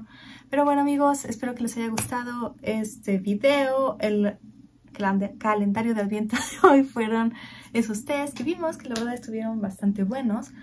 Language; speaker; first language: Spanish; native; Spanish